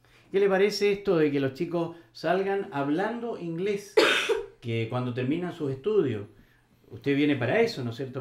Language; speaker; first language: Spanish; native; Spanish